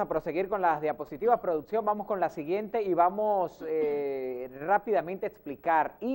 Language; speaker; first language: Spanish; native; Spanish